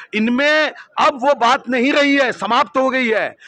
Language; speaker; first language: Hindi; non-native, local second language; Marathi